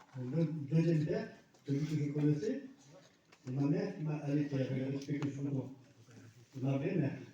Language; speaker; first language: French; early bilingual, other home language; Arabic